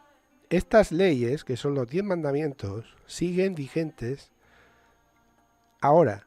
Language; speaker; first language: Spanish; native; Spanish